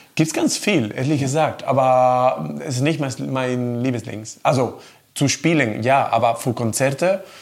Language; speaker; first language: German; non-native, learner; Spanish